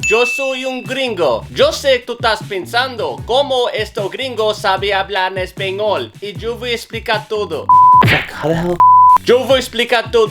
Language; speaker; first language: Spanish; non-native, learner; English